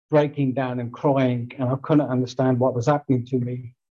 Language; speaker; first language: English; native; English